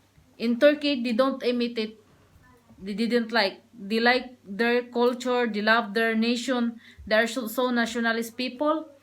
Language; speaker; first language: English; non-native, learner; Filipino